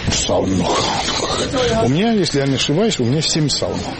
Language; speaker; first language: Russian; non-native, fluent; Finnish